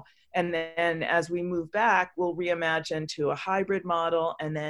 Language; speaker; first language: English; native; English